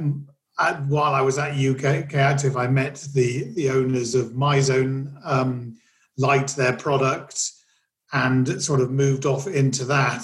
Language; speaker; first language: English; native; English